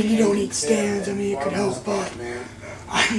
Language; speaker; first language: English; native; English